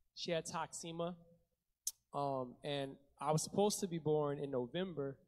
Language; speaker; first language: English; native; English